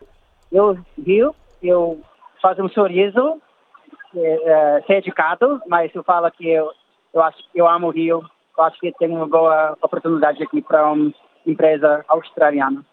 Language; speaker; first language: Portuguese; non-native, fluent; English